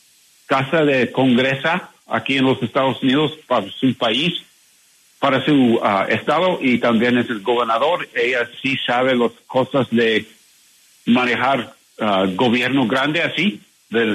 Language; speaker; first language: Spanish; non-native, learner; English